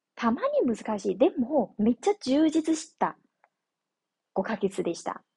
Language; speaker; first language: Japanese; non-native, fluent; Chinese